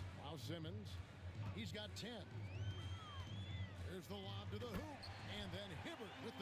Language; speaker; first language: English; native; English